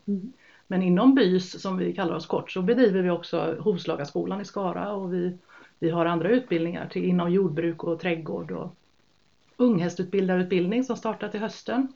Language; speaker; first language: Swedish; native; Swedish